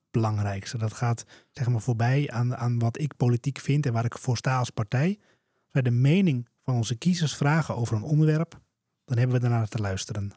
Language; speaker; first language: Dutch; native; Dutch